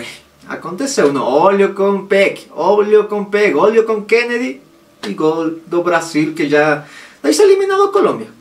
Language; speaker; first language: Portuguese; non-native, fluent; Spanish